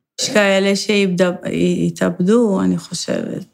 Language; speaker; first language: Hebrew; non-native, fluent; Persian